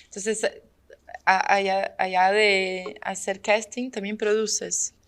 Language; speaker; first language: Spanish; non-native, fluent; Portuguese